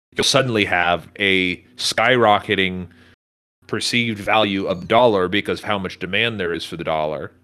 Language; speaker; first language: English; native; English